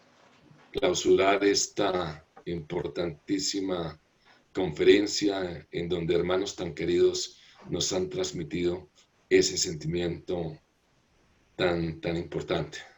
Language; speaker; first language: Spanish; native; Spanish